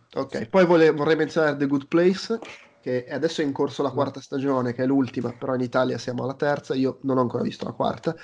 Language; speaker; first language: Italian; native; Italian